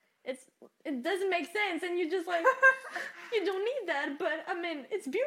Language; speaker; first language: English; non-native, fluent; French